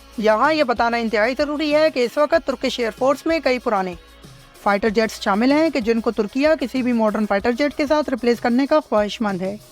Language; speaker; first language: Urdu; native; Urdu